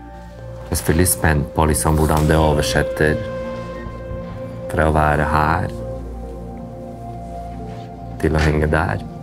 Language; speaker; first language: Norwegian; early bilingual, other home language; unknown